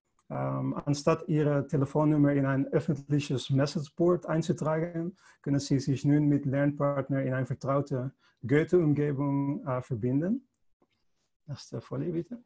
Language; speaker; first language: German; non-native, fluent; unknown